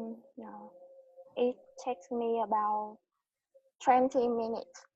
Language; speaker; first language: English; non-native, learner; Vietnamese